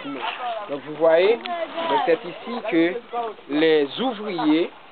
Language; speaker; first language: French; non-native, local second language; Haitian Creole